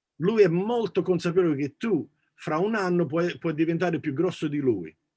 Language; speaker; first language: Italian; native; Italian